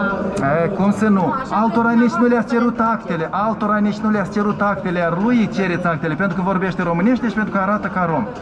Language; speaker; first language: Romanian; native; Romanian